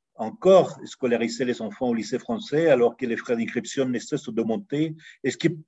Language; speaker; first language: French; non-native, fluent; Spanish